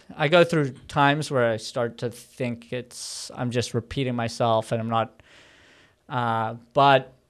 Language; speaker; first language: English; native; English